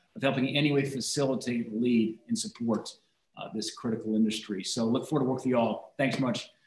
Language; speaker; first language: English; native; English